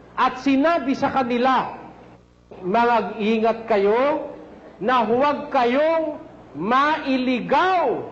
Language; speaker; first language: Filipino; non-native, local second language; Pampanga